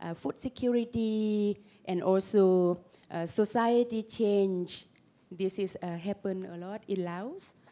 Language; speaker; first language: English; non-native, learner; Lao